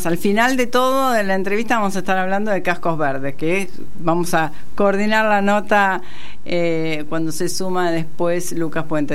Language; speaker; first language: Spanish; native; Spanish